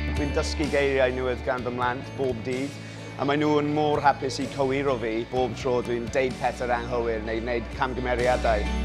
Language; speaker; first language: Welsh; non-native, local second language; English